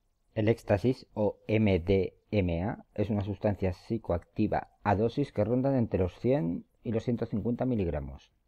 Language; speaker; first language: Spanish; native; Spanish